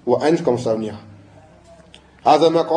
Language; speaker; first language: Arabic; non-native, fluent; French